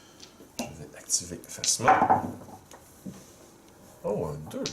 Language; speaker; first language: French; native; French